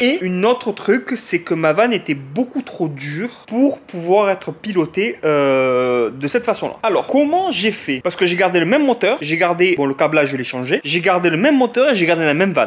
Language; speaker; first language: French; native; French